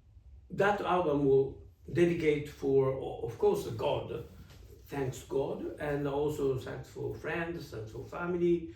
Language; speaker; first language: English; non-native, fluent; Japanese